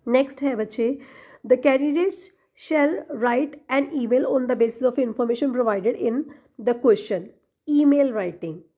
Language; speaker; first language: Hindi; non-native, local second language; Punjabi